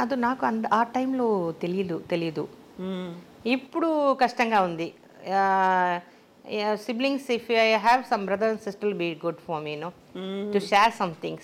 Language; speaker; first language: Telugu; non-native, local second language; Tamil